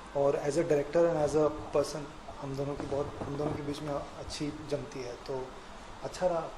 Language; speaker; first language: Hindi; non-native, local second language; Kannada